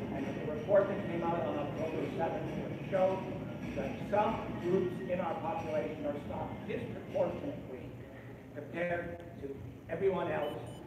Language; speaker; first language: English; native; English